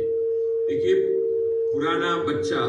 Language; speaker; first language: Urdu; non-native, local second language; Malayalam